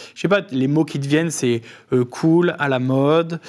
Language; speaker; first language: French; native; French